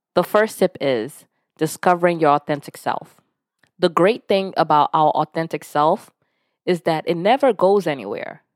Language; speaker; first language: English; early bilingual, other home language; Yoruba